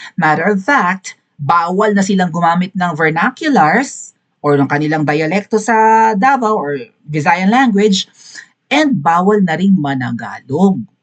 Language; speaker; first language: Filipino; native; Filipino